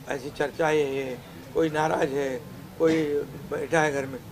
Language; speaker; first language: Hindi; non-native, local second language; Marathi